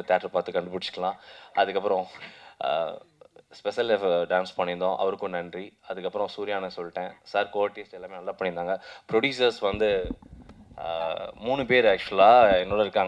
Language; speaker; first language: Tamil; native; Tamil